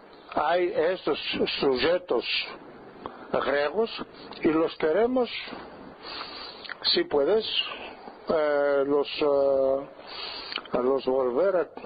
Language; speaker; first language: Spanish; non-native, fluent; Greek